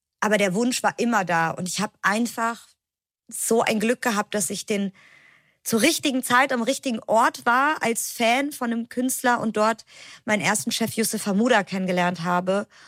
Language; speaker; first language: German; early bilingual, other home language; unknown